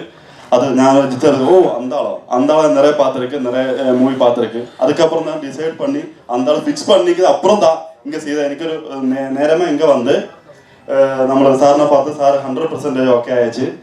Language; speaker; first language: Tamil; non-native, learner; Malayalam